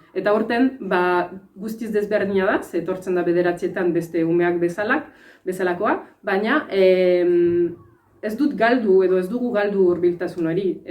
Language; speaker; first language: Basque; non-native, fluent; French